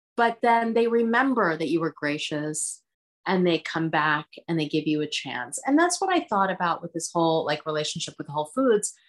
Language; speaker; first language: English; early bilingual, other home language; Hindi